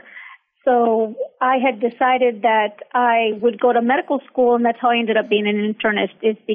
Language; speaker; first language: English; native; English